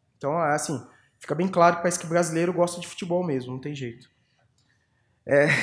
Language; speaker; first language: Portuguese; native; Portuguese